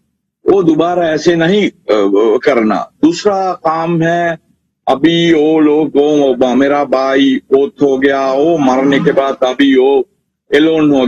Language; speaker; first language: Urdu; non-native, learner; Sinhala